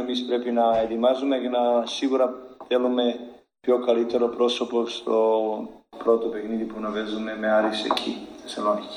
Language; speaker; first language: Greek; non-native, learner; Serbian